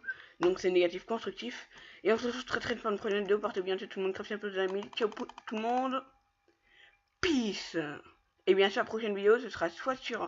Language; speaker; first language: French; native; French